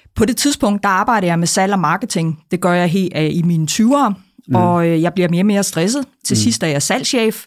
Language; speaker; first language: Danish; native; Danish